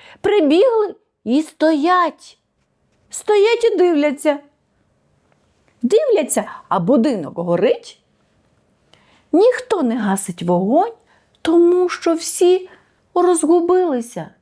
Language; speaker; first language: Ukrainian; native; Ukrainian